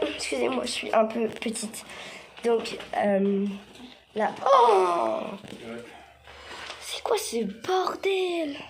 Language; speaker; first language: French; native; French